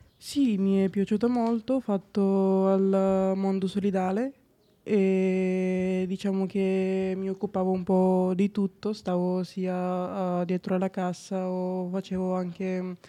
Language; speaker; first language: Italian; non-native, fluent; Bulgarian